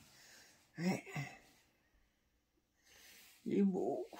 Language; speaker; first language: French; native; French